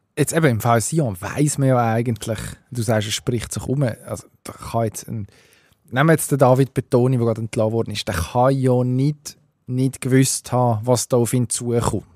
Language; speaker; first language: German; native; German